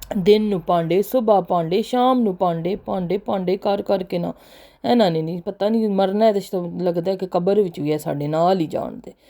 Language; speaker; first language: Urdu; non-native, local second language; Punjabi